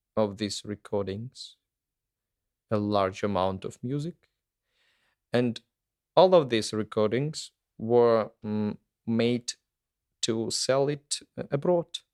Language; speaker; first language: English; non-native, fluent; Ukrainian